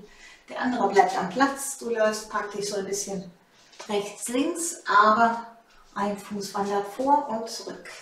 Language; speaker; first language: German; native; German